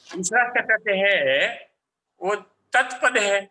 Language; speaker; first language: Hindi; non-native, local second language; Gujarati